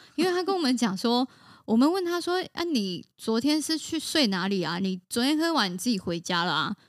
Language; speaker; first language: Chinese; native; Chinese